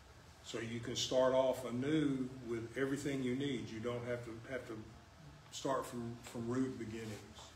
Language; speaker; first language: English; native; English